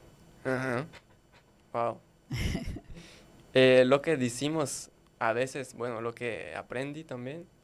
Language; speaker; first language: Spanish; non-native, learner; French